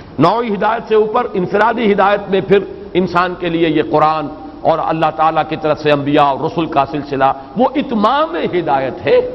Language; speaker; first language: Urdu; native; Urdu